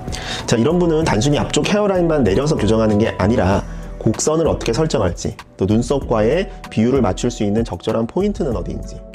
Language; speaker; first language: Korean; native; Korean